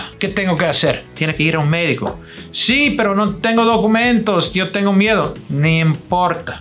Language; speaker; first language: Spanish; non-native, fluent; English